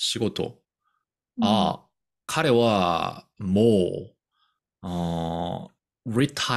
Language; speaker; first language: Japanese; non-native, learner; Korean